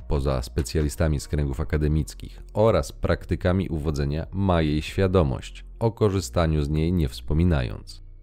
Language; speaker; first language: Polish; native; Polish